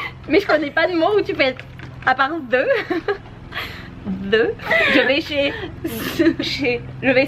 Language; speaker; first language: French; native; French